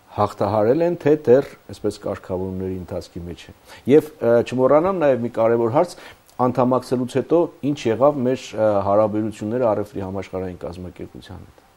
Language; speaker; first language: Armenian; native; Armenian